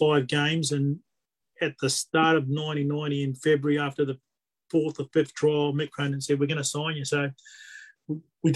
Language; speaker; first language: English; native; English